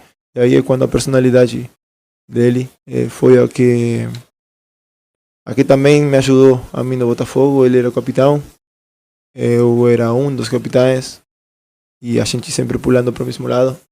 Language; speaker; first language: Portuguese; non-native, fluent; Spanish